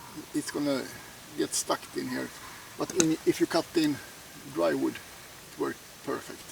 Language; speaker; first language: English; non-native, fluent; Swedish